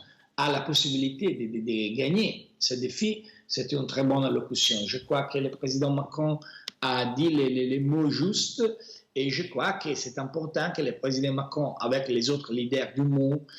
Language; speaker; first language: French; non-native, fluent; Italian